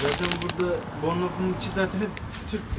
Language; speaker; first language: Turkish; early bilingual, heritage; Turkish